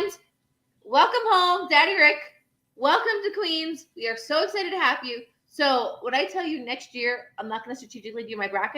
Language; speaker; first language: English; native; English